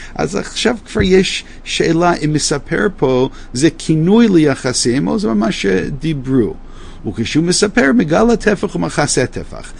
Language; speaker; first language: Hebrew; non-native, fluent; English